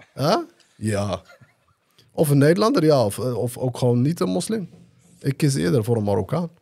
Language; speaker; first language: Dutch; early bilingual, other home language; Arabic